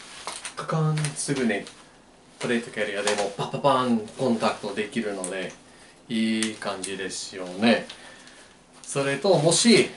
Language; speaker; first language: Japanese; non-native, learner; English